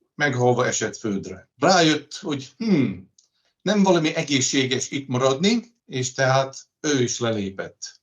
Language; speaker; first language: Hungarian; early bilingual, heritage; Hungarian